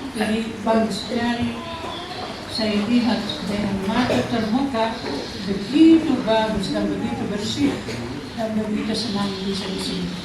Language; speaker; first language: Indonesian; non-native, fluent; Dutch